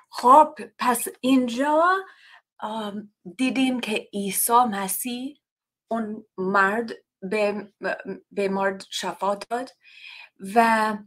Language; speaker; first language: Persian; non-native, learner; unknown